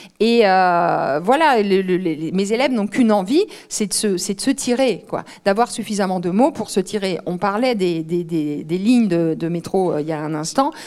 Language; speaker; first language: French; native; French